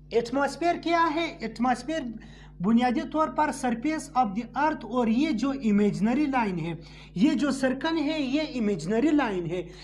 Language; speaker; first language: Urdu; non-native, local second language; Pashto